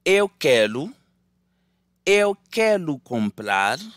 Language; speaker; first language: Portuguese; non-native, learner; Haitian Creole